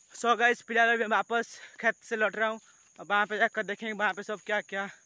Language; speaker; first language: Hindi; non-native, local second language; Odia